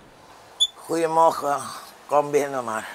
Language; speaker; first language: Dutch; non-native, fluent; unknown